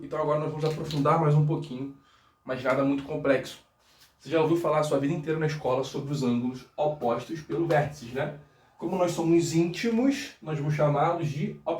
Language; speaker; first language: Portuguese; native; Portuguese